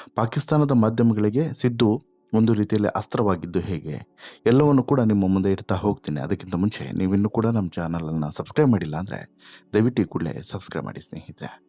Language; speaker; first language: Kannada; native; Kannada